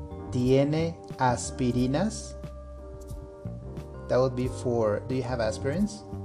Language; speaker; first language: English; non-native, fluent; Spanish